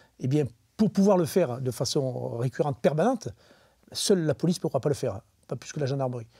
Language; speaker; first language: French; native; French